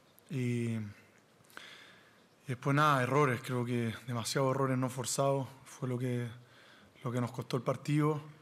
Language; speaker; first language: Spanish; native; Spanish